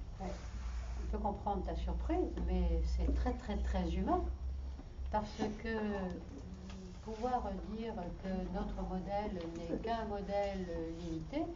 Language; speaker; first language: French; native; French